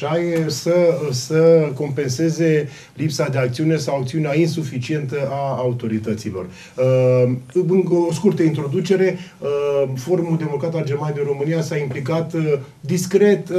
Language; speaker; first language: Romanian; native; Romanian